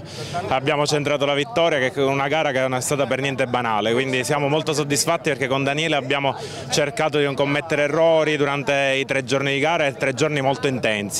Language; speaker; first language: Italian; native; Italian